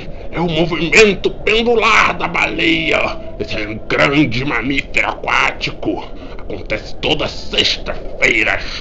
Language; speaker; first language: Portuguese; native; Portuguese